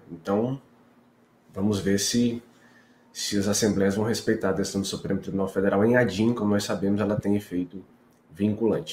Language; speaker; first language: Portuguese; native; Portuguese